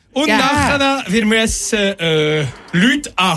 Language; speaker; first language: German; non-native, local second language; French